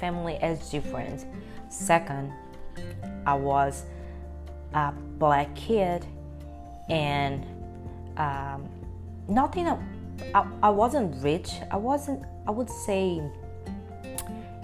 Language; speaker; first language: English; non-native, fluent; Portuguese